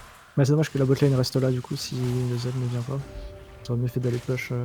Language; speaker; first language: French; native; French